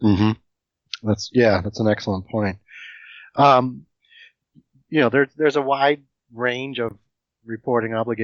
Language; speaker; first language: English; native; English